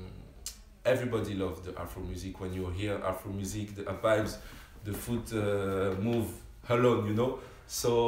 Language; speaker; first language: English; non-native, learner; French